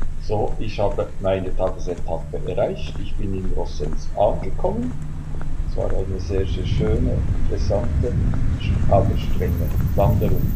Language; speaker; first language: German; native; German